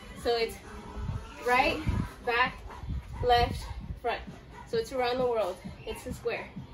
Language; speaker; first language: English; early bilingual, other home language; Spanish